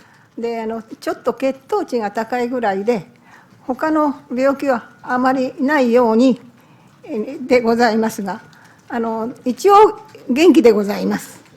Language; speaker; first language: Japanese; native; Japanese